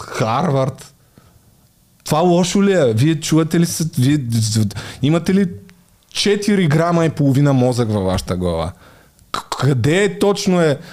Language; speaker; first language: Bulgarian; native; Bulgarian